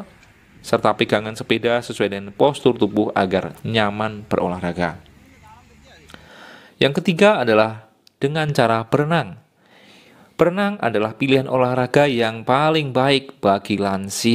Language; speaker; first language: Indonesian; native; Indonesian